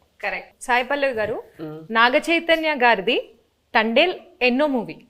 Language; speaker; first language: Telugu; native; Telugu